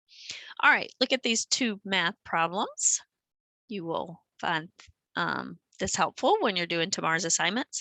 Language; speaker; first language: English; native; English